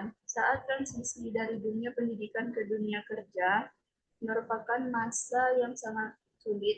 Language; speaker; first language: Indonesian; native; Indonesian